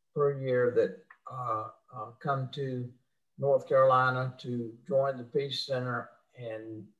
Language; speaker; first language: English; native; English